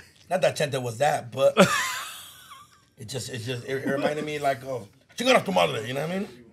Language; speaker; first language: English; early bilingual, other home language; Spanish